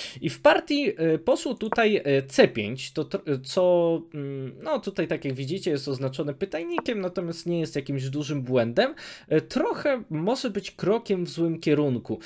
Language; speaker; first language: Polish; native; Polish